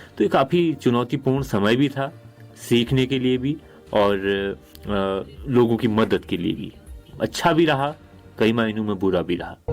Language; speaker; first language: Hindi; native; Hindi